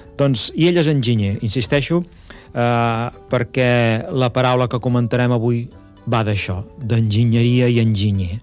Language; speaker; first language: Catalan; native; Catalan